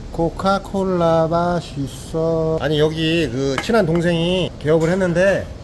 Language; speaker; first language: Korean; native; Korean